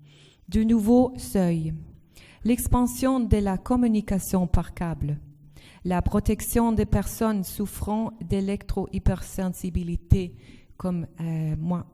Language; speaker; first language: French; non-native, learner; German